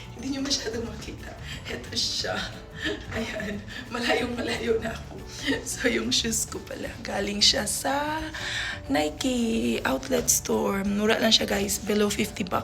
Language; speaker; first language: Filipino; non-native, local second language; Hiligaynon